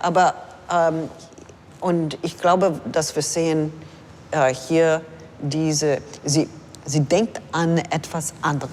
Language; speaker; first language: German; non-native, fluent; English